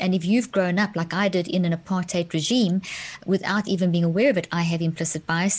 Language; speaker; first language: English; native; English